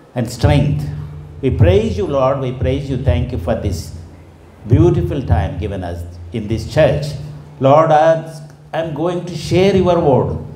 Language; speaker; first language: English; non-native, local second language; Telugu